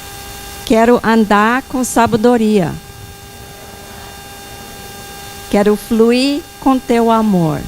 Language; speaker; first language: Portuguese; non-native, fluent; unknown